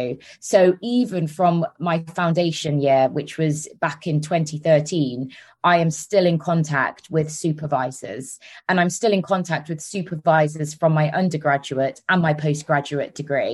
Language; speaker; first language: English; native; English